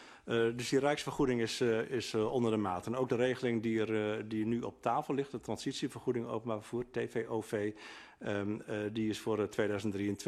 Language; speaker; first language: Dutch; native; Dutch